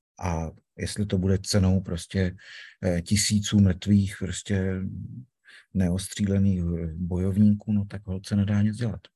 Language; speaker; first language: Czech; native; Czech